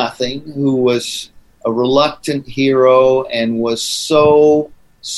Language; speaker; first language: English; native; English